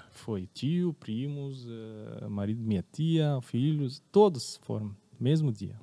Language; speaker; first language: Portuguese; non-native, fluent; Arabic